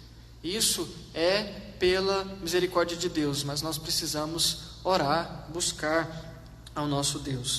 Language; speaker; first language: Portuguese; native; Portuguese